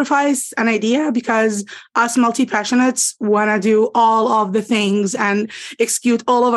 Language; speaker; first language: English; non-native, fluent; Arabic